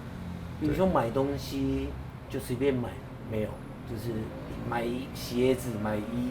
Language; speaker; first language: Chinese; non-native, fluent; Japanese